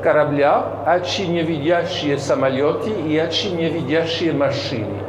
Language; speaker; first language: Russian; non-native, fluent; French